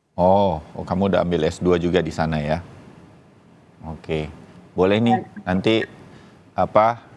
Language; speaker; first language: Indonesian; native; Indonesian